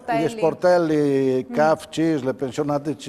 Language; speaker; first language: Italian; native; Italian